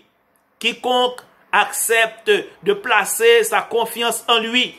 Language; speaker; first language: French; non-native, local second language; Haitian Creole